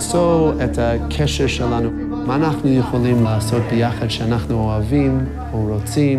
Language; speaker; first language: Hebrew; non-native, fluent; English